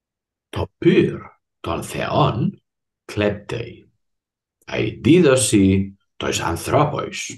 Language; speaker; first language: Greek; non-native, fluent; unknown